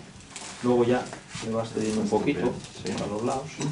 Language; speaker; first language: Spanish; native; Spanish